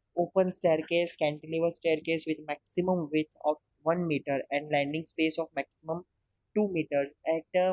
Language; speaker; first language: English; non-native, local second language; Gujarati